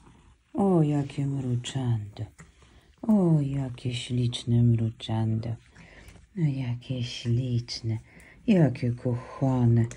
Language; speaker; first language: Polish; native; Polish